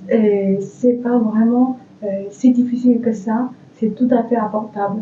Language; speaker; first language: French; non-native, fluent; Chinese